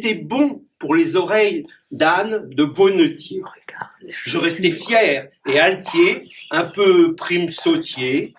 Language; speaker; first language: French; native; French